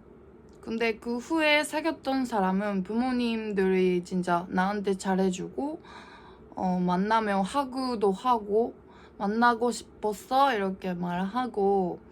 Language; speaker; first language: Korean; non-native, learner; Japanese